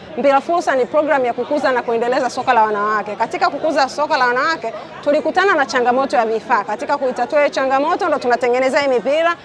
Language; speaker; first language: Swahili; native; Swahili